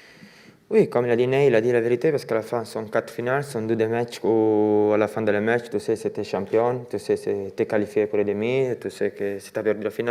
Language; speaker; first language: French; non-native, fluent; Italian